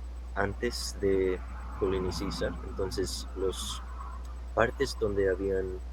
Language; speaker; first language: Spanish; non-native, fluent; English